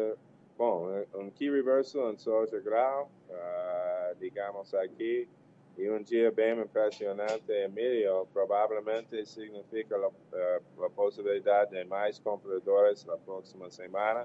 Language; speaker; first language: Portuguese; non-native, fluent; English